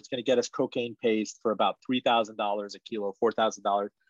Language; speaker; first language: English; early bilingual, other home language; Persian